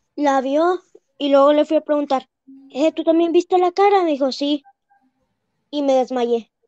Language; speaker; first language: Spanish; native; Spanish